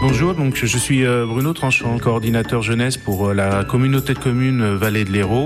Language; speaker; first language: French; native; French